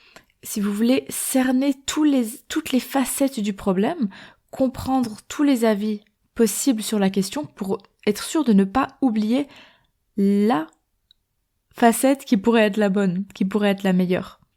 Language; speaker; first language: French; native; French